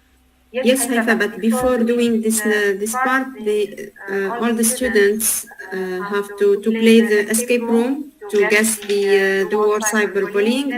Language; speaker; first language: English; non-native, learner; Arabic